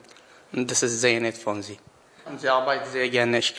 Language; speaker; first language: German; non-native, learner; Arabic